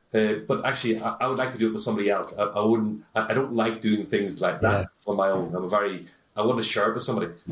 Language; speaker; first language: English; native; English